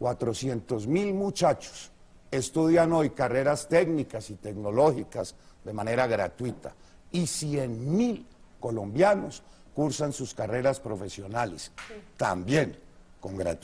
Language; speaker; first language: Spanish; native; Spanish